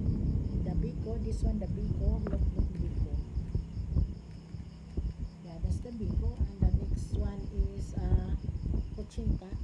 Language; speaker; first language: English; non-native, local second language; Cebuano